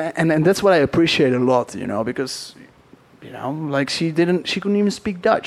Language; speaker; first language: English; non-native, fluent; Dutch